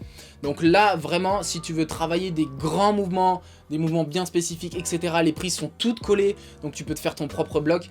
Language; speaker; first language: French; native; French